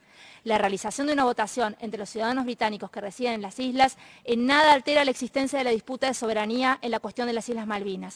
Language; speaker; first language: Spanish; native; Spanish